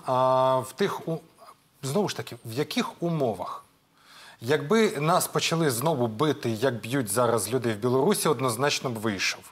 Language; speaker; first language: Ukrainian; native; Ukrainian